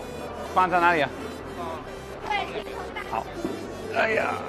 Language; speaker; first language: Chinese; non-native, learner; English